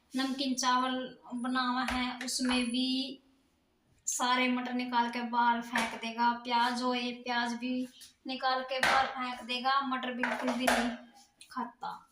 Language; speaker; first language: Hindi; native; Hindi